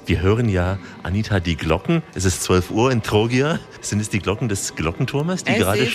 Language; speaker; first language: German; native; German